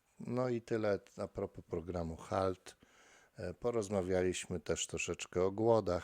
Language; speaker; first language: Polish; native; Polish